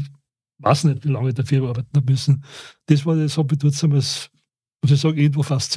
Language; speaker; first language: German; native; German